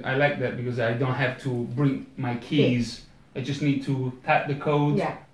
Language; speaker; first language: English; non-native, fluent; Italian